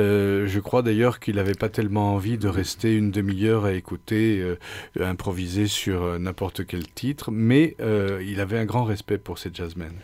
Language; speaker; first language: French; native; French